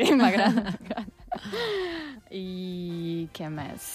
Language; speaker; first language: Catalan; non-native, learner; Russian